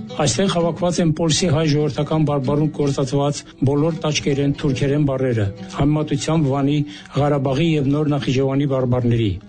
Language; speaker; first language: Armenian; non-native, fluent; Azerbaijani